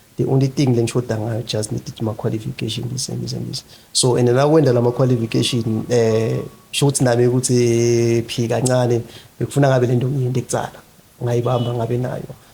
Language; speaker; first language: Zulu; non-native, local second language; Swati